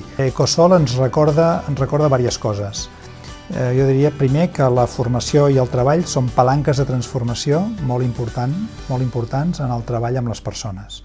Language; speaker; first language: Catalan; native; Catalan